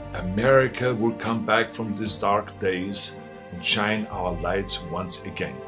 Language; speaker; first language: English; non-native, fluent; German